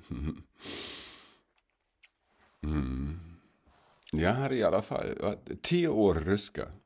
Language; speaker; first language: Swedish; non-native, fluent; German